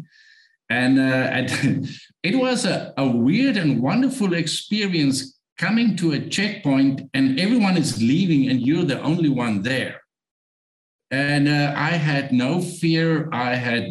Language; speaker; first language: English; non-native, local second language; Afrikaans